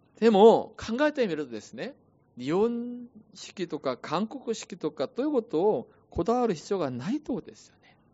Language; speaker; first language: Japanese; non-native, fluent; Korean